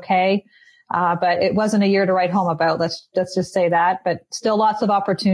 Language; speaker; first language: English; native; English